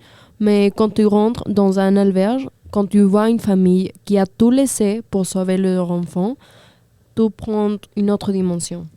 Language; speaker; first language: French; non-native, fluent; Spanish